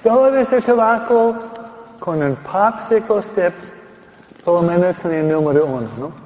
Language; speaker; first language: Spanish; non-native, fluent; English